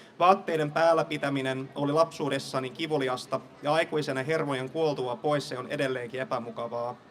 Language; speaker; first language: Finnish; non-native, fluent; English